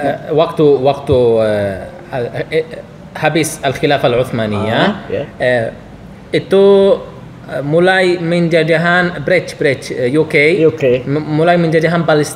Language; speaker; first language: Indonesian; non-native, learner; Arabic